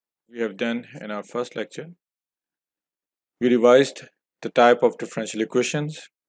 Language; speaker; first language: English; non-native, local second language; Hindi